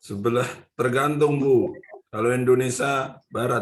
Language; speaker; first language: Indonesian; native; Indonesian